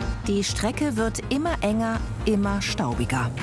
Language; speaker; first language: German; native; German